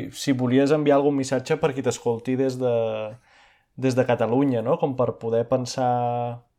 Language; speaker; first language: Catalan; non-native, fluent; Portuguese